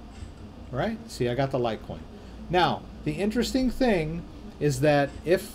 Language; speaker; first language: English; native; English